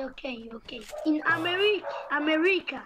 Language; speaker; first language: English; non-native, learner; French